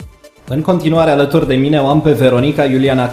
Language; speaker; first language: Romanian; native; Romanian